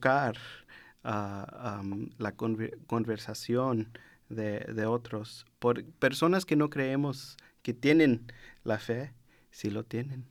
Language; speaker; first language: Spanish; non-native, learner; English